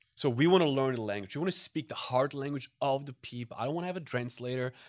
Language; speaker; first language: English; non-native, fluent; German